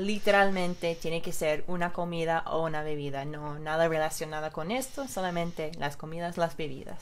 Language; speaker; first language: Spanish; non-native, fluent; English